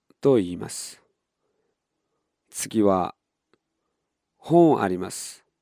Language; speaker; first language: Japanese; non-native, fluent; Korean